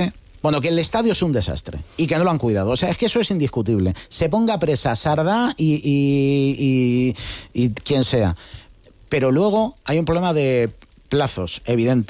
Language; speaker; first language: Spanish; native; Spanish